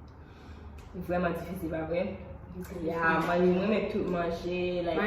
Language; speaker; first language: Haitian Creole; early bilingual, heritage; Haitian Creole